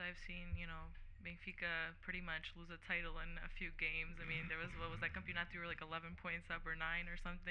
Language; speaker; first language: English; early bilingual, other home language; Portuguese